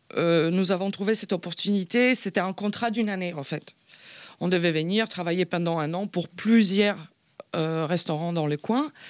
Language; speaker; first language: French; non-native, fluent; Polish